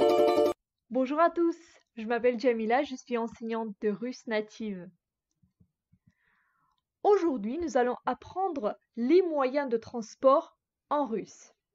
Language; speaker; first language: French; non-native, fluent; Russian